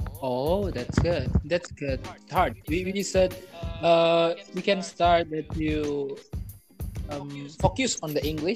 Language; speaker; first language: English; non-native, learner; Indonesian